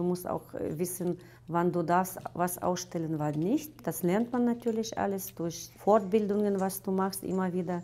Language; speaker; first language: German; non-native, fluent; Russian